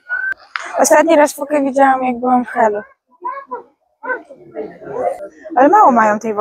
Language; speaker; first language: Polish; native; Polish